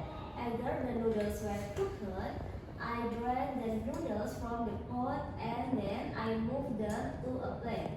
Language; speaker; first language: English; non-native, learner; Indonesian